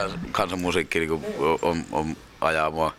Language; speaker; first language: Finnish; native; Finnish